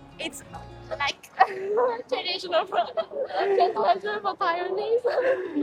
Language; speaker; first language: English; non-native, learner; Chinese